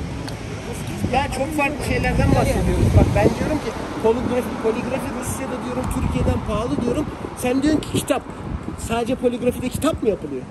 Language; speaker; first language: Turkish; native; Turkish